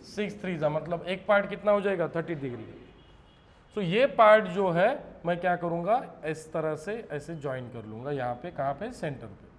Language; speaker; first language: Hindi; non-native, local second language; Marathi